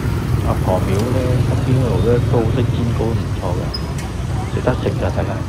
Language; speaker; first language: Chinese; early bilingual, heritage; Cantonese